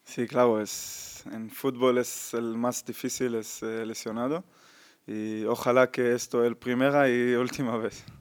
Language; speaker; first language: Spanish; non-native, learner; Hebrew